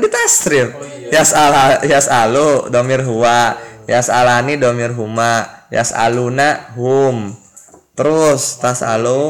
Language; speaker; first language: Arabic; non-native, fluent; Indonesian